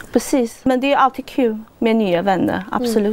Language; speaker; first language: Swedish; non-native, fluent; Chinese